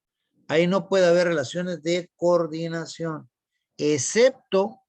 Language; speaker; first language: Spanish; native; Spanish